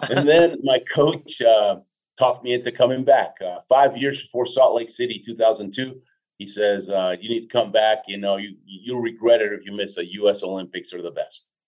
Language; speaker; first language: English; early bilingual, other home language; Spanish